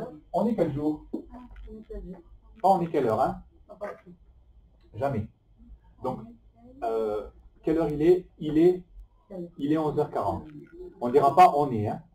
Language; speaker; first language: French; native; French